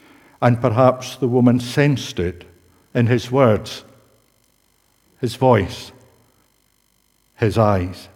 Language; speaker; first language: English; native; English